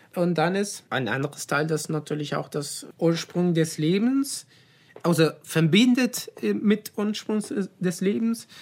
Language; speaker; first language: German; non-native, fluent; Italian